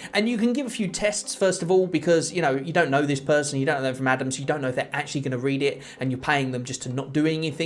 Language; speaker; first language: English; native; English